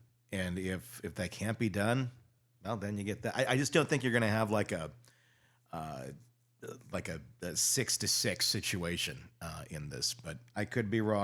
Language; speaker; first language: English; native; English